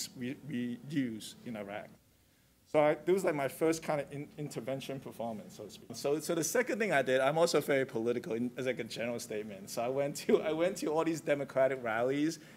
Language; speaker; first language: English; non-native, local second language; Cantonese